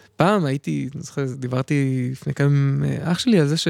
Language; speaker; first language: Hebrew; native; Hebrew